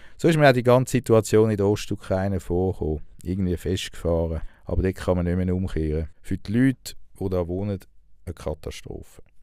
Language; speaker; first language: German; native; German